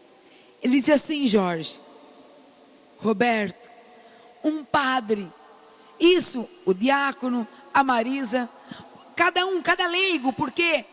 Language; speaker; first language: Portuguese; native; Portuguese